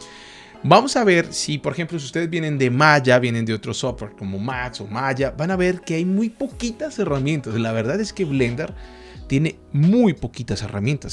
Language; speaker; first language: Spanish; native; Spanish